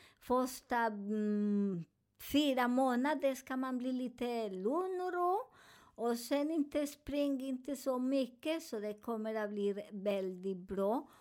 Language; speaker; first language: Swedish; non-native, learner; Spanish